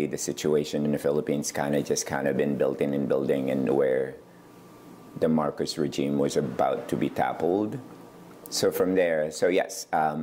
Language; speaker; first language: English; non-native, local second language; Iloko